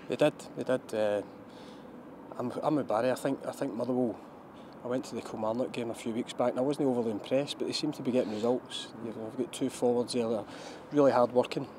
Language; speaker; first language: English; native; English